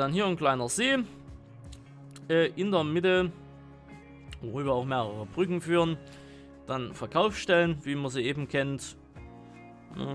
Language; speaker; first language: German; native; German